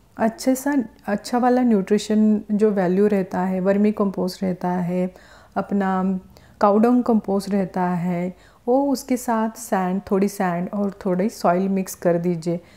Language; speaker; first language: Hindi; non-native, local second language; Marathi